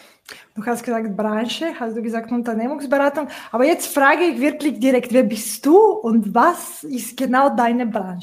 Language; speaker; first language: German; non-native, fluent; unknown